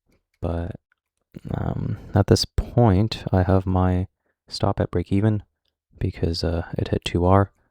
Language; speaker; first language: English; native; English